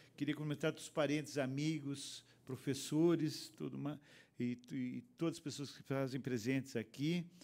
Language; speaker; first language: Portuguese; native; Portuguese